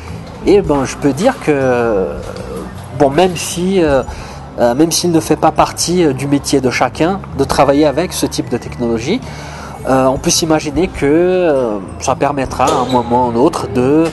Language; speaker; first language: French; non-native, fluent; Portuguese